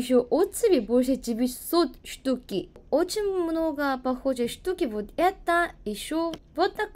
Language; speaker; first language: Russian; non-native, learner; Korean